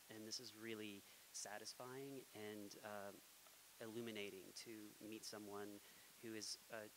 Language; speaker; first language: English; native; English